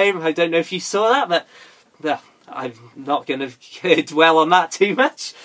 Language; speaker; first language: English; native; English